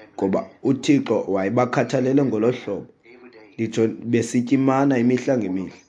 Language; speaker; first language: Xhosa; non-native, local second language; Zulu